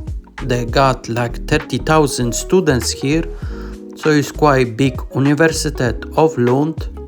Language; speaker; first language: English; non-native, learner; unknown